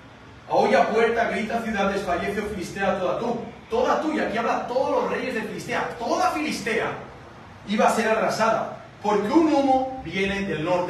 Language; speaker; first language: Spanish; native; Spanish